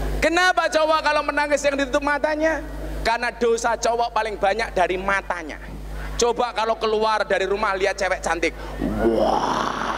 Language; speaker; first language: Indonesian; non-native, local second language; Javanese